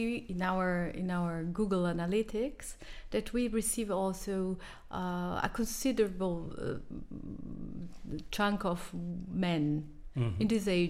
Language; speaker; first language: English; non-native, fluent; Portuguese